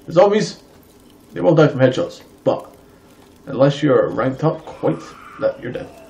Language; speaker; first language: English; native; English